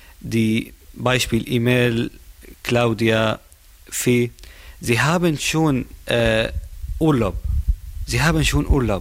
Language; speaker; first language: German; non-native, learner; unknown